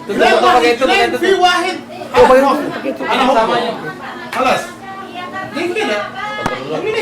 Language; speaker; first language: Arabic; non-native, learner; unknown